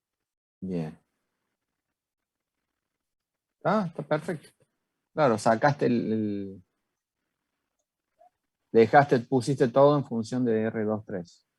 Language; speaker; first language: Spanish; native; Spanish